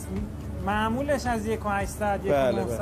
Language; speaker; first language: Persian; native; Persian